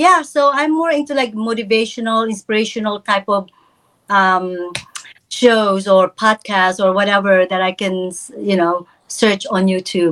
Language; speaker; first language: English; non-native, local second language; Filipino